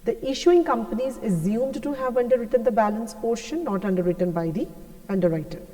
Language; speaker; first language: English; non-native, local second language; Punjabi